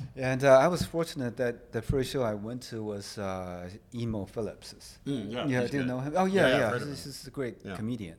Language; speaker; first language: English; non-native, fluent; Chinese